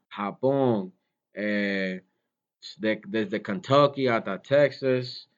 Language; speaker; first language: Spanish; early bilingual, heritage; Spanish